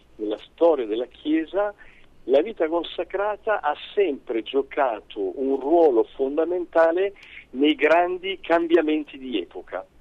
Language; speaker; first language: Italian; native; Italian